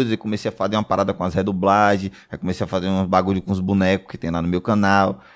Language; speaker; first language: Portuguese; native; Portuguese